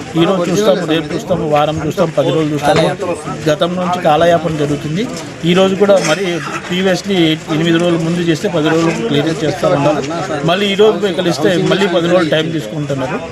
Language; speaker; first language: Telugu; non-native, local second language; Lambadi